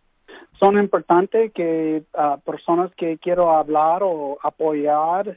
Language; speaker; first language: Spanish; early bilingual, heritage; English